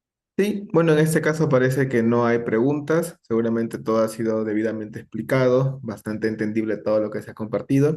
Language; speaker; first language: Spanish; native; Spanish